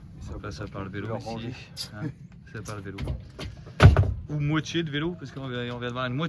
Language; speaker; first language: French; native; French